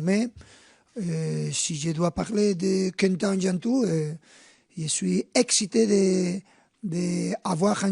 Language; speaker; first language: French; non-native, fluent; Spanish